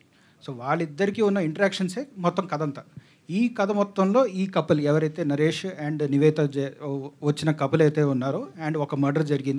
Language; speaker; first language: Telugu; native; Telugu